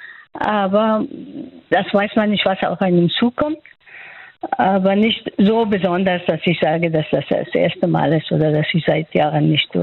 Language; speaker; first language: German; non-native, fluent; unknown